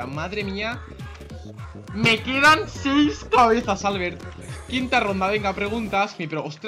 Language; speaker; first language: Spanish; native; Spanish